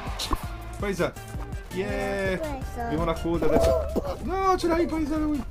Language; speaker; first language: Italian; native; Italian